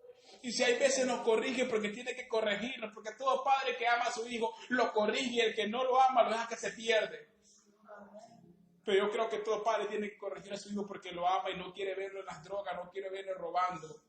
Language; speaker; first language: Spanish; native; Spanish